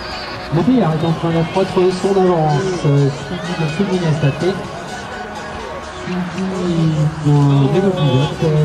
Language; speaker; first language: French; native; French